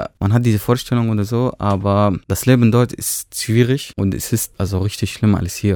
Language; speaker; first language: German; non-native, fluent; Arabic